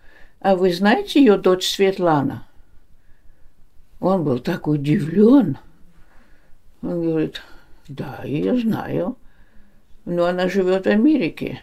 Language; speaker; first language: Russian; early bilingual, heritage; Russian